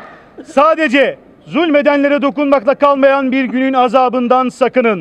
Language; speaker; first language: Turkish; native; Turkish